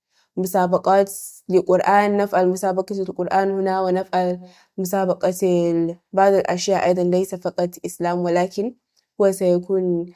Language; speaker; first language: Arabic; non-native, learner; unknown